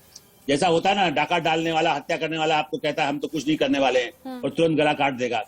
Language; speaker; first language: Hindi; native; Hindi